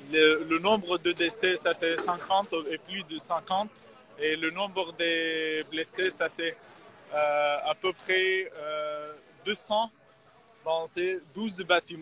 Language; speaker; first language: French; non-native, fluent; Arabic